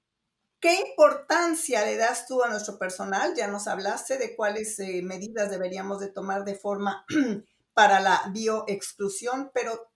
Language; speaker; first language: Spanish; native; Spanish